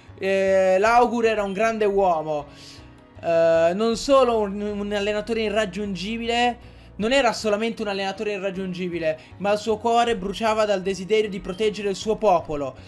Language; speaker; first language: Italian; native; Italian